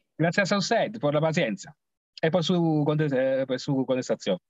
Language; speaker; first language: Spanish; non-native, learner; Italian